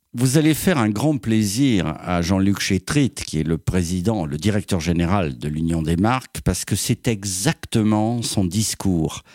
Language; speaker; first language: French; native; French